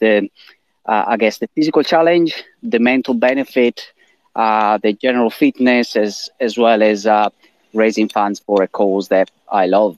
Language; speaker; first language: English; non-native, fluent; Italian